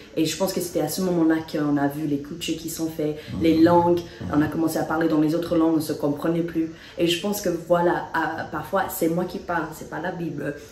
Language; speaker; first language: French; non-native, fluent; English